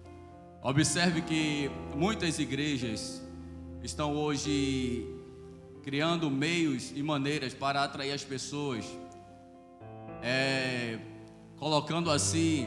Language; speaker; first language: Portuguese; native; Portuguese